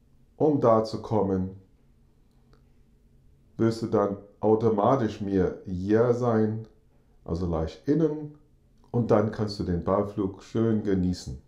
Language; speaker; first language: German; non-native, fluent; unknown